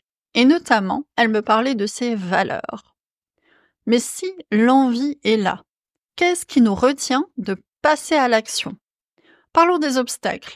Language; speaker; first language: French; native; French